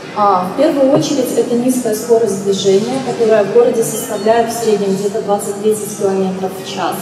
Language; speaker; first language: Russian; native; Russian